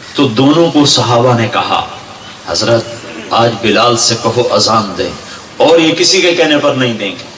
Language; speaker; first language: Urdu; non-native, local second language; Punjabi